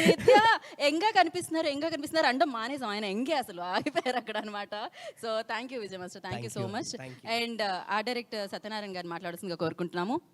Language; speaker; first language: Telugu; native; Telugu